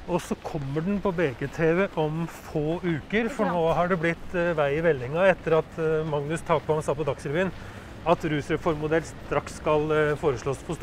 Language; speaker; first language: Norwegian; native; Norwegian